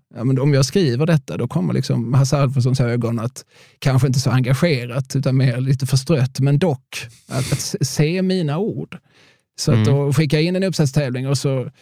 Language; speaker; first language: Swedish; native; Swedish